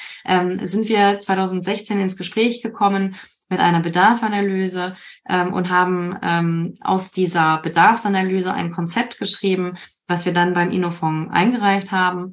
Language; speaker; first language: German; native; German